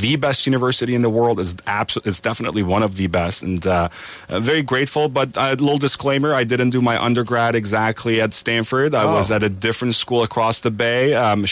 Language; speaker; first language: English; non-native, fluent; Persian